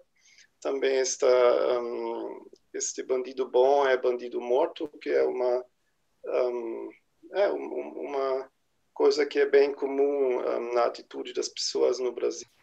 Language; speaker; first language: Portuguese; non-native, fluent; German